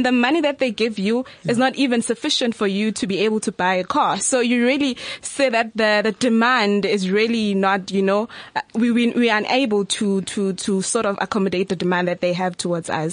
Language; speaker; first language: English; non-native, local second language; Zulu